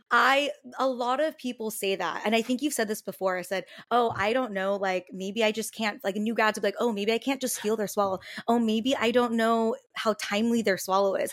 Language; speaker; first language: English; native; English